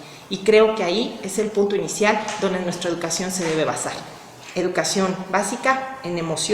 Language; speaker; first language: Spanish; native; Spanish